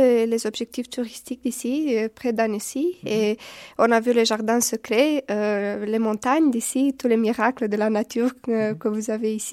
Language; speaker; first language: French; non-native, fluent; Romanian